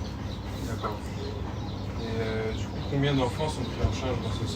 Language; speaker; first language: French; native; French